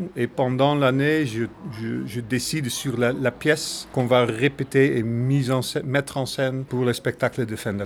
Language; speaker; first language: French; non-native, fluent; Dutch